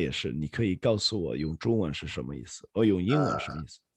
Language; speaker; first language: Chinese; non-native, fluent; Swedish